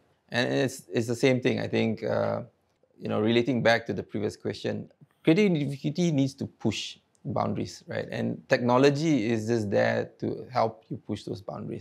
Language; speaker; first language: English; non-native, local second language; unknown